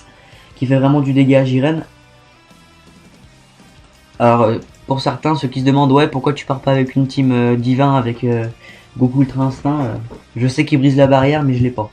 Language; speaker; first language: French; native; French